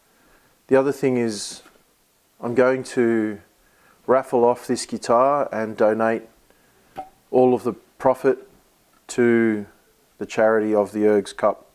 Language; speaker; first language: English; native; English